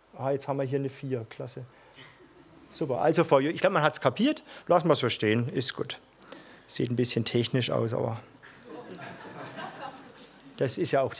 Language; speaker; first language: German; native; German